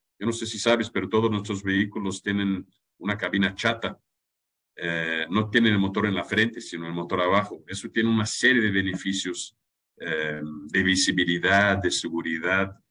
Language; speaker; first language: Spanish; non-native, fluent; German